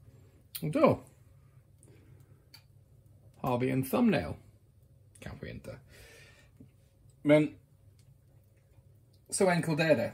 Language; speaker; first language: Swedish; non-native, fluent; English